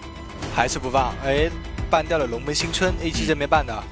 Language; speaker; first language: Chinese; native; Chinese